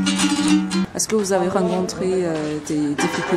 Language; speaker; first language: French; non-native, fluent; Uyghur